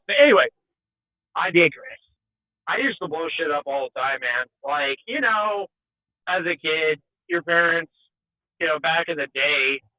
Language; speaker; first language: English; native; English